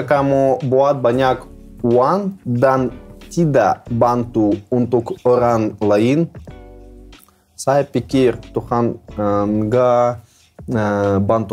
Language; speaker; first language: Indonesian; non-native, learner; Russian